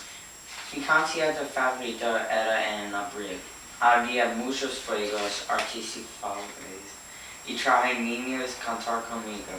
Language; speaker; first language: Spanish; non-native, learner; English